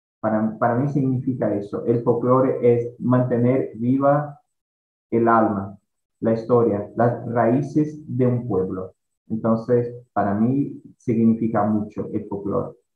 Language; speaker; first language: Spanish; non-native, fluent; Portuguese